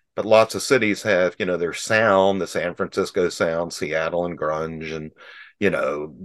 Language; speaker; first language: English; native; English